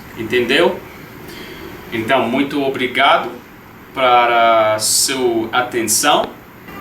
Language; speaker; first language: Portuguese; non-native, learner; English